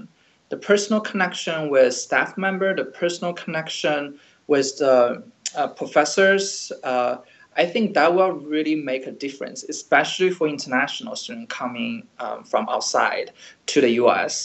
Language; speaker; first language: English; non-native, fluent; Chinese